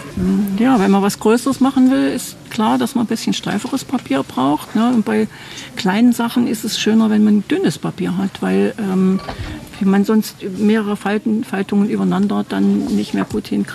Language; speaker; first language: German; native; German